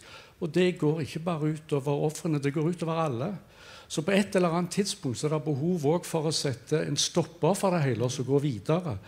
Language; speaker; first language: Norwegian; native; Norwegian